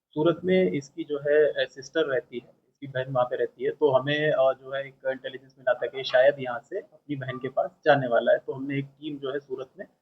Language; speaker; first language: Hindi; non-native, local second language; Gujarati